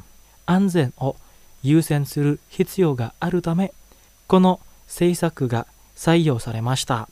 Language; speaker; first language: Japanese; non-native, fluent; Indonesian